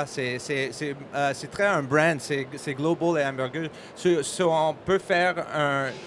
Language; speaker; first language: French; non-native, learner; English